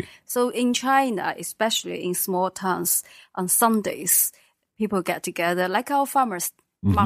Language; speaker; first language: English; non-native, fluent; Chinese